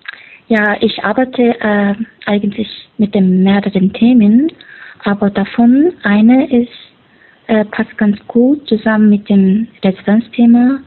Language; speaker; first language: German; non-native, fluent; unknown